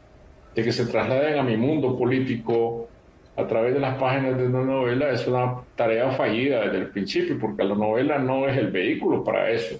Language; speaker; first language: Spanish; native; Spanish